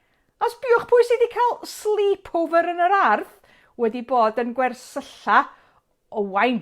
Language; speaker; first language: Welsh; native; Welsh